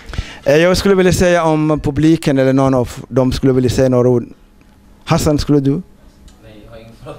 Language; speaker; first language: Swedish; non-native, fluent; Somali